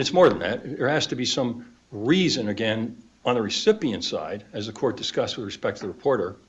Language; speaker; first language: English; native; English